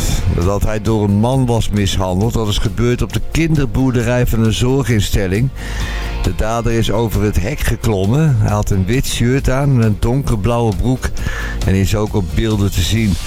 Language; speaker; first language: Dutch; native; Dutch